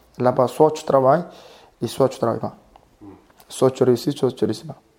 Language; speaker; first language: French; non-native, learner; Mongolian